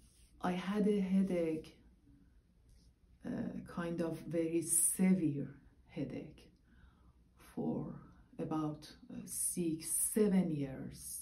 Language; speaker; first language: English; non-native, learner; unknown